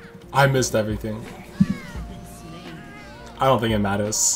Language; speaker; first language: English; native; English